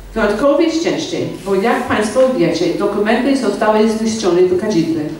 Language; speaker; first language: Polish; non-native, learner; English